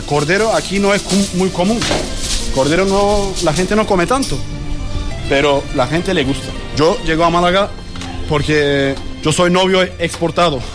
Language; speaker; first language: Spanish; non-native, learner; Turkish